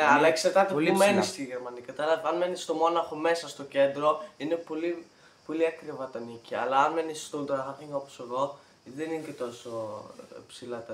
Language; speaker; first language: Greek; early bilingual, heritage; Greek